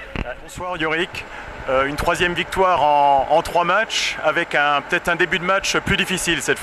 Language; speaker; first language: French; native; French